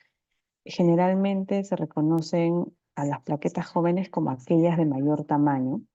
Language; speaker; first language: Spanish; native; Spanish